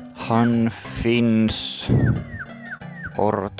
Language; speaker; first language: Swedish; non-native, learner; English